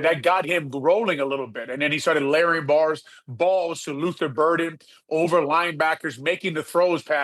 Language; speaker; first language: English; native; English